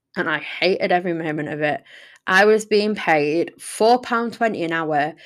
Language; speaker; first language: English; native; English